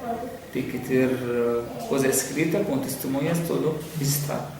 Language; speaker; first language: Portuguese; non-native, fluent; Arabic